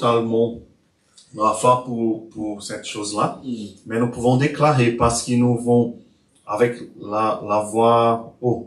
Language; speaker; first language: French; non-native, learner; Portuguese